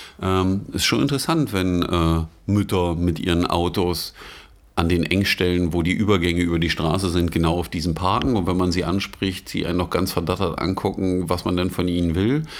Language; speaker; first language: German; native; German